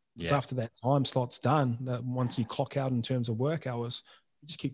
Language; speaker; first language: English; native; English